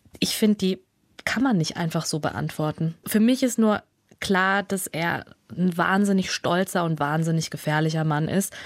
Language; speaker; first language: German; early bilingual, other home language; Russian